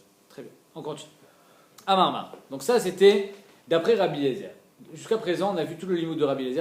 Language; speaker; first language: French; native; French